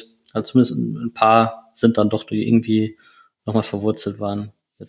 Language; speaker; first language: German; native; German